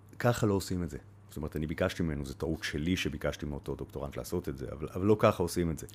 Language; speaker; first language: Hebrew; native; Hebrew